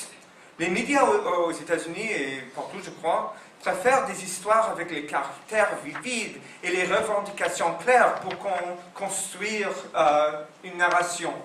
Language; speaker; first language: French; non-native, fluent; English